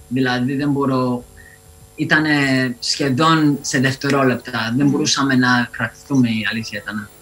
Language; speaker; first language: Greek; early bilingual, other home language; English